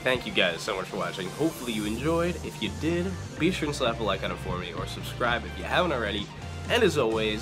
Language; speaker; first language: English; native; English